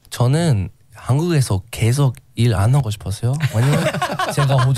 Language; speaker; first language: Korean; non-native, learner; English